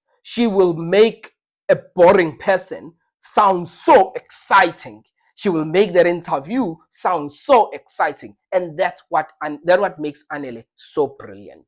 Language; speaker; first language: English; non-native, local second language; Zulu